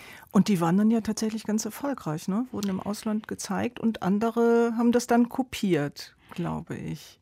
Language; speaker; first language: German; native; German